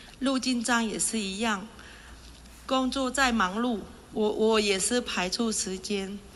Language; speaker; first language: Chinese; non-native, fluent; Vietnamese